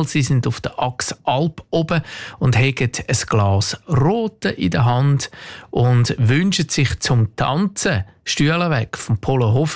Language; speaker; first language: German; native; German